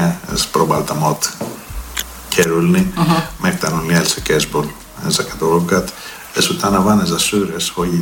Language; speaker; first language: Hungarian; non-native, learner; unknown